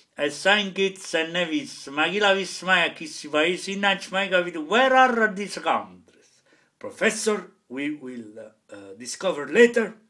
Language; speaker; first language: English; non-native, fluent; Italian